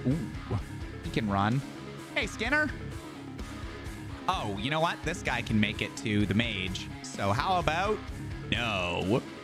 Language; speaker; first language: English; native; English